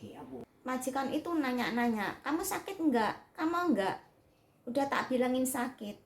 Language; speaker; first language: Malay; non-native, local second language; Javanese